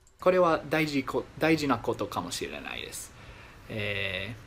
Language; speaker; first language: Japanese; non-native, learner; English